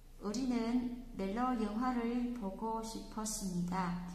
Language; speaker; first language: Korean; non-native, fluent; Vietnamese